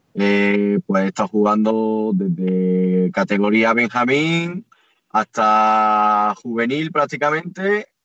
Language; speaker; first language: Spanish; native; Spanish